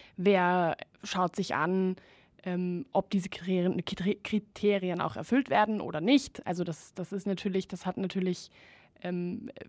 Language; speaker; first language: German; non-native, fluent; Spanish